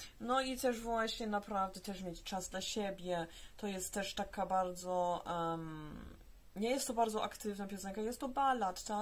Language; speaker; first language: Polish; early bilingual, heritage; Polish